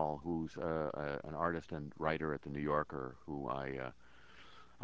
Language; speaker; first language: English; native; English